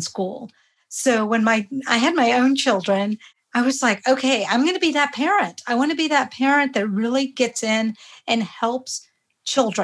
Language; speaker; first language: English; early bilingual, other home language; Hindi